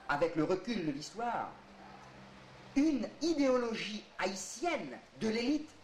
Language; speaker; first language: French; native; French